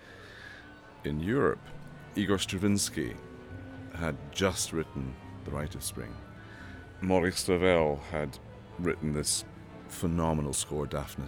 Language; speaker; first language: English; native; English